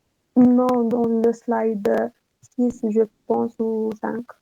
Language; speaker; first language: French; non-native, learner; Arabic